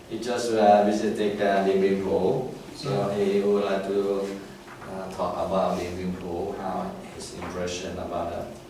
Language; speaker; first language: English; non-native, fluent; Vietnamese